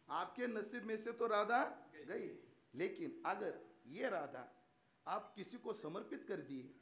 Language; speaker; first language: Hindi; non-native, local second language; Marathi